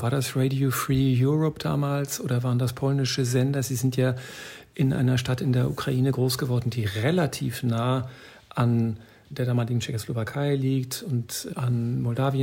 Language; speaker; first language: German; native; German